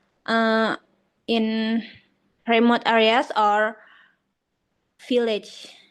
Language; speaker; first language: English; non-native, learner; Indonesian